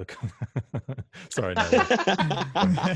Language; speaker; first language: English; native; English